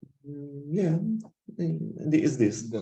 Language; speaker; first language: English; non-native, learner; Portuguese